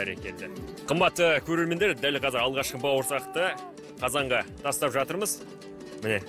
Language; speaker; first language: Kazakh; native; Kazakh